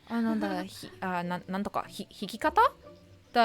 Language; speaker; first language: Japanese; non-native, learner; English